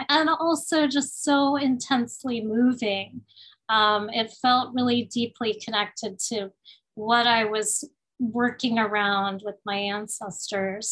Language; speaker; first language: English; early bilingual, other home language; Spanish